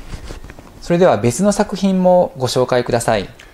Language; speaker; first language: Japanese; native; Japanese